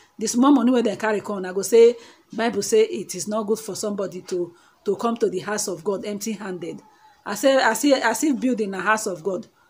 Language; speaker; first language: Nigerian Pidgin; non-native, local second language; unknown